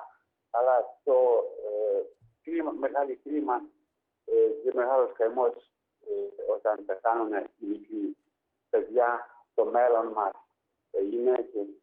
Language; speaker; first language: Greek; non-native, learner; Ukrainian